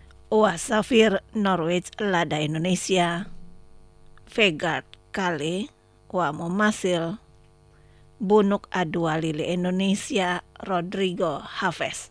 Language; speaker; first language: Arabic; non-native, fluent; Indonesian